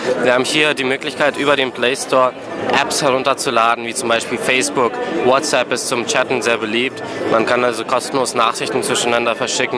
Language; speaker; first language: German; native; German